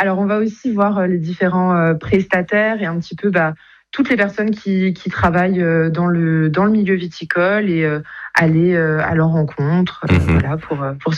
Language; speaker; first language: French; native; French